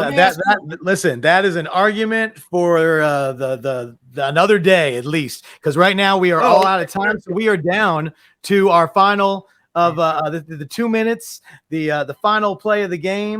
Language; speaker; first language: English; native; English